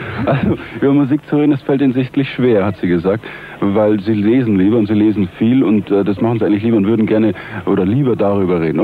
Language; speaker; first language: German; native; German